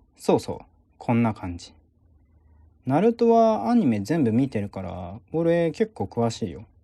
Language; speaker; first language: Japanese; native; Japanese